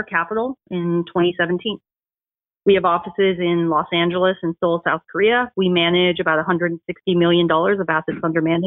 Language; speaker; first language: English; native; English